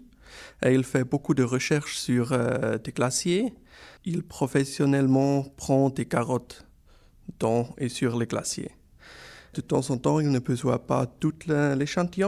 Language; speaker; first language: French; non-native, local second language; German